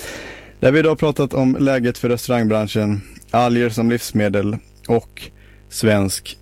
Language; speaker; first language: Swedish; native; Swedish